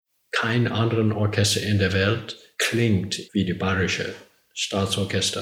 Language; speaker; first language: German; non-native, learner; English